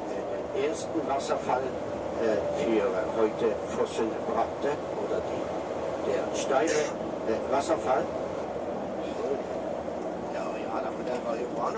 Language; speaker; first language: German; non-native, fluent; Norwegian